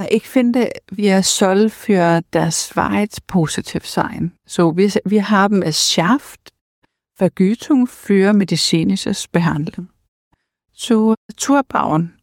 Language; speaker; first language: German; non-native, learner; Danish